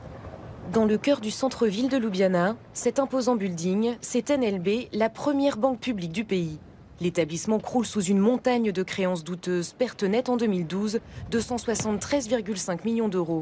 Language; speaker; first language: French; native; French